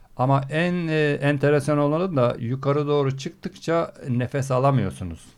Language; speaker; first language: Turkish; early bilingual, heritage; Turkish